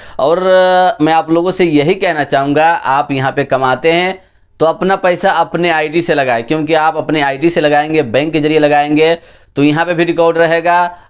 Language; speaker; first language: Hindi; native; Hindi